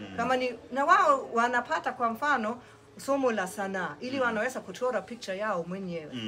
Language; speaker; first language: Swahili; non-native, fluent; German